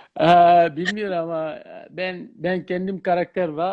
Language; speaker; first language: Turkish; non-native, learner; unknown